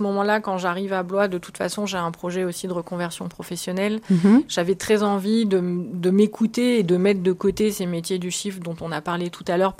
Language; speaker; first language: French; native; French